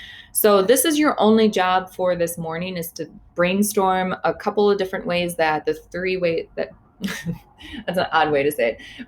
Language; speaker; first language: English; native; English